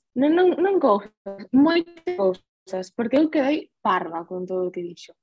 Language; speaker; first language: Galician; non-native, local second language; Spanish